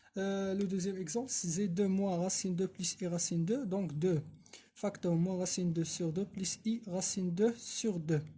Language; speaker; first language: French; non-native, local second language; Arabic